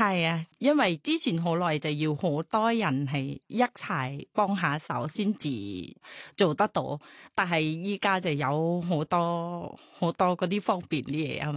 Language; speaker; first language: Cantonese; non-native, fluent; Thai